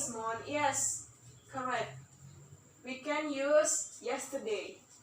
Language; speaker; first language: English; non-native, learner; Indonesian